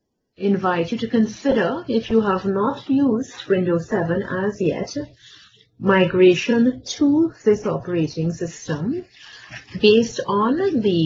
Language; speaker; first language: English; native; English